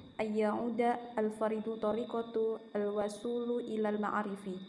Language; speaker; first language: Arabic; non-native, learner; Indonesian